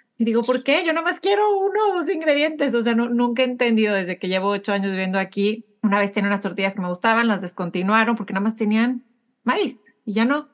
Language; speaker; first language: Spanish; native; Spanish